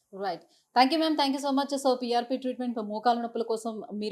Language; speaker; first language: Telugu; native; Telugu